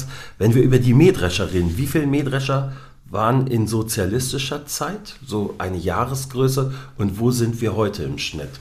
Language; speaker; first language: German; native; German